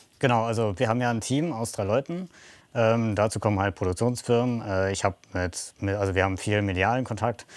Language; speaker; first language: German; native; German